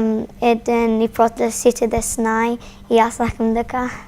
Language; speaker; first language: Macedonian; early bilingual, heritage; Macedonian